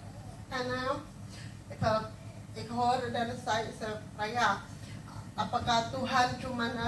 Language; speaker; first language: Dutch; non-native, learner; Indonesian